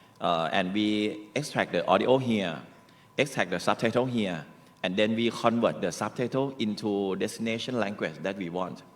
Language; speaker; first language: English; non-native, learner; Thai